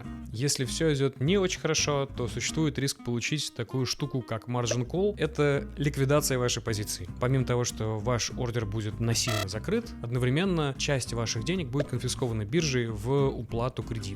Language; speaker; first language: Russian; native; Russian